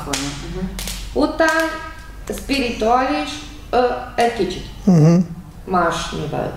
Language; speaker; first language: Hungarian; non-native, learner; Romanian